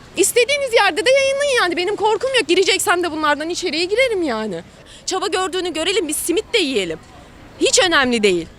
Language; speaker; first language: Turkish; native; Turkish